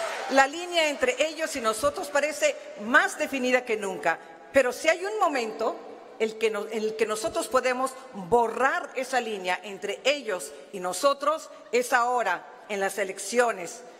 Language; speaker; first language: Spanish; early bilingual, heritage; Spanish